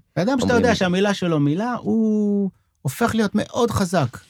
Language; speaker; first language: Hebrew; non-native, local second language; French